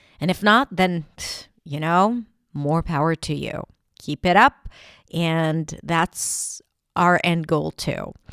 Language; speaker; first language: English; non-native, fluent; Hebrew